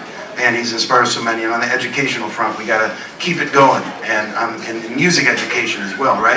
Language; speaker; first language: English; native; English